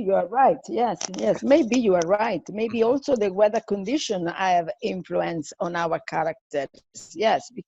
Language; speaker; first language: English; non-native, fluent; Italian